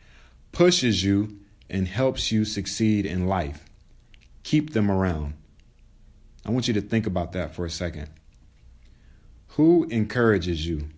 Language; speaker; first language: English; native; English